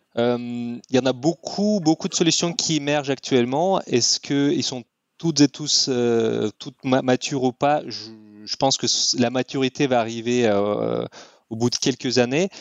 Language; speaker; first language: French; non-native, fluent; Russian